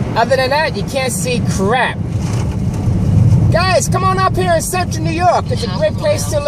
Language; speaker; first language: English; native; English